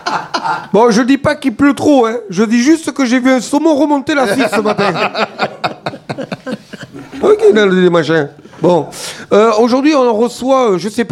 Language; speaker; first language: French; native; French